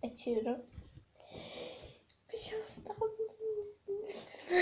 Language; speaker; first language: Turkish; native; Turkish